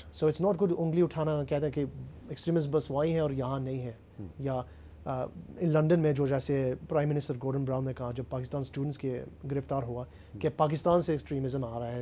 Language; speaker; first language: Urdu; early bilingual, heritage; Urdu